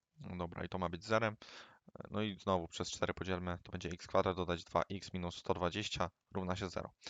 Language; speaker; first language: Polish; native; Polish